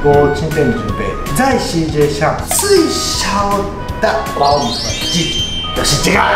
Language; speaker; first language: Chinese; non-native, learner; Japanese